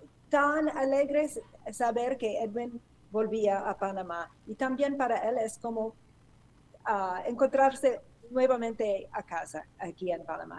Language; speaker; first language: Spanish; non-native, fluent; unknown